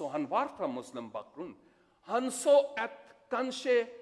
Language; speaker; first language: Swedish; non-native, learner; Urdu